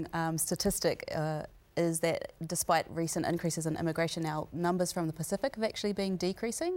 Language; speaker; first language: English; native; English